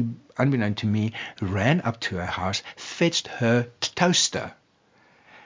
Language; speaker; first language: English; non-native, local second language; Afrikaans